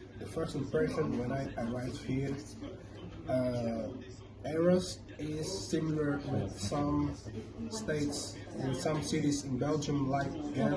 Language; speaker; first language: English; non-native, learner; Portuguese